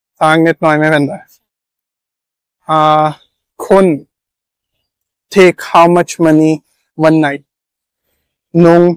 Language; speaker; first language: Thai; non-native, learner; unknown